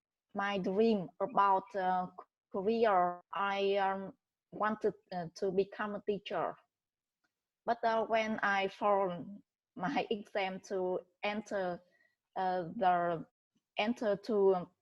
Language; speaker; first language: English; non-native, learner; Vietnamese